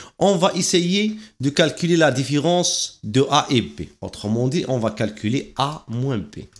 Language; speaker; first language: French; non-native, local second language; Arabic